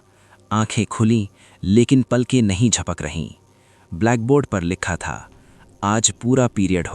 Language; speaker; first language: Hindi; native; Hindi